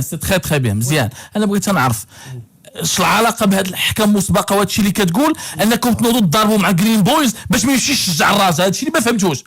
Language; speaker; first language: Arabic; native; Arabic